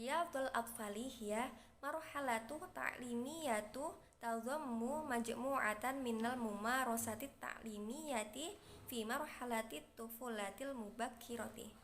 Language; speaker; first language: Arabic; non-native, learner; Indonesian